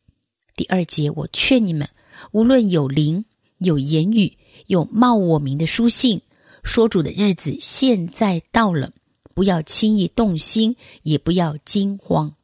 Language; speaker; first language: Chinese; native; Chinese